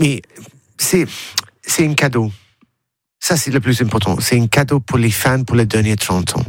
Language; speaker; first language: French; non-native, learner; English